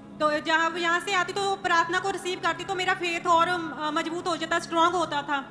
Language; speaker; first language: Hindi; non-native, local second language; Punjabi